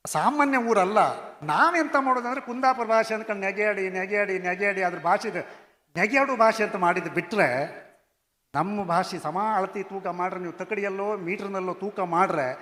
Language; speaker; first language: Kannada; non-native, local second language; Konkani